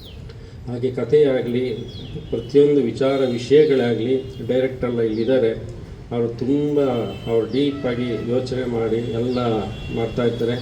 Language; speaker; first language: Kannada; native; Kannada